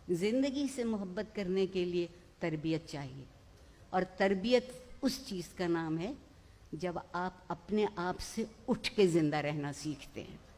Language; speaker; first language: Urdu; non-native, local second language; Punjabi